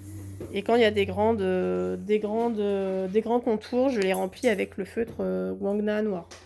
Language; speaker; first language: French; native; French